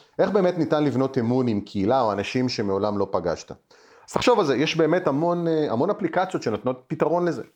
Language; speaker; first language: Hebrew; native; Hebrew